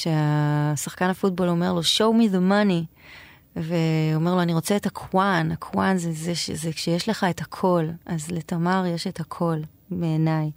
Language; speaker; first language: Hebrew; native; Hebrew